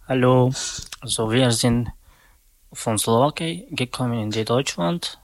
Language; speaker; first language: German; non-native, learner; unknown